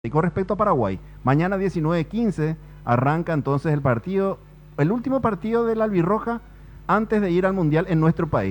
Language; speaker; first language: Spanish; native; Spanish